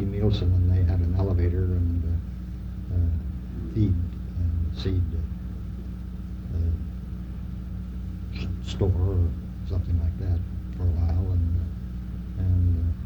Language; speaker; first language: English; native; English